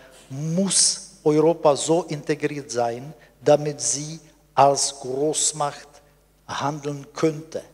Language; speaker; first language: German; non-native, fluent; Czech